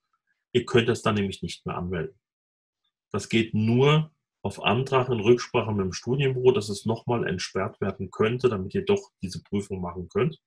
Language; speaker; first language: German; native; German